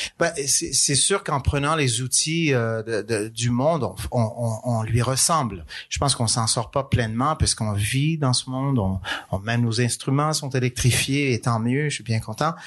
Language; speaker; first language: French; native; French